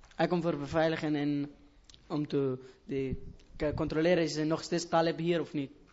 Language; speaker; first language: Dutch; non-native, learner; Persian